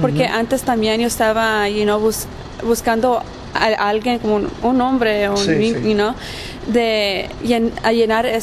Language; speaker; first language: Spanish; early bilingual, heritage; Spanish